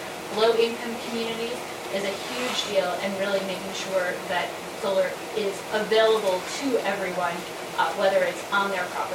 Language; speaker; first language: English; native; English